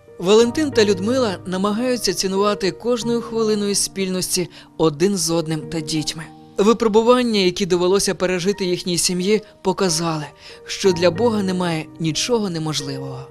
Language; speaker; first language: Ukrainian; native; Ukrainian